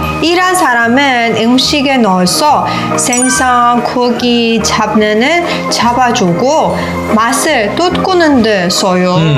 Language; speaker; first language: Korean; non-native, learner; Persian